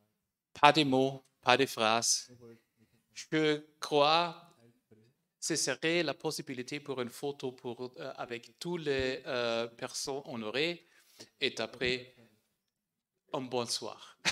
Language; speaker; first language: French; non-native, fluent; German